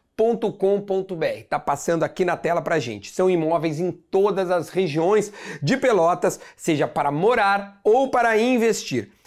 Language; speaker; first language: Portuguese; native; Portuguese